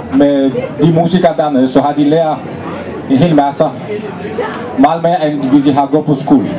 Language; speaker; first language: Danish; non-native, fluent; Romanian